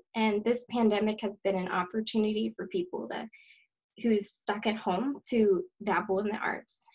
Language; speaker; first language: English; native; English